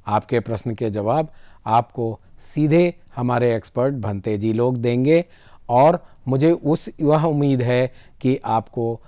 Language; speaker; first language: Hindi; native; Hindi